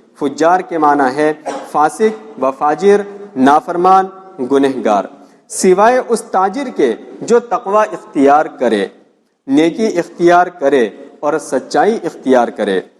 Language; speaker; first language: Urdu; non-native, local second language; Gujarati